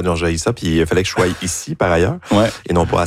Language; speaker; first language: French; native; French